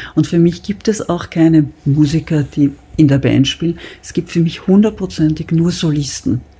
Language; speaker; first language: German; native; German